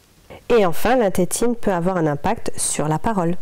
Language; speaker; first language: French; native; French